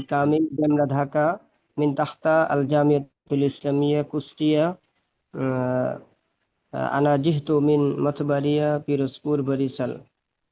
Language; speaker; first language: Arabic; non-native, learner; Bangla